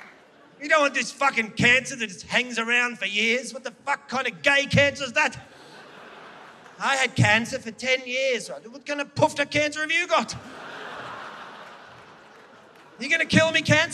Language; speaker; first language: English; native; English